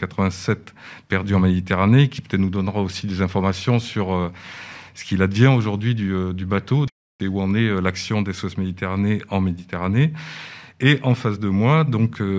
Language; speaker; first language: French; native; French